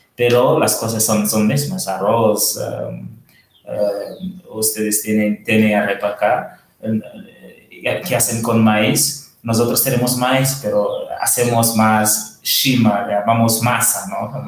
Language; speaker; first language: Spanish; non-native, learner; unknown